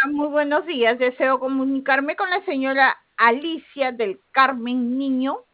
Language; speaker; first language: Spanish; native; Spanish